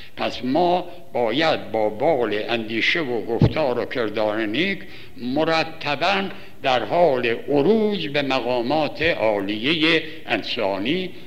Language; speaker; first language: Persian; native; Persian